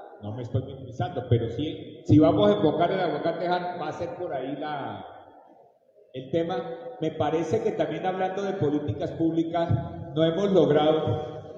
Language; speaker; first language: Spanish; native; Spanish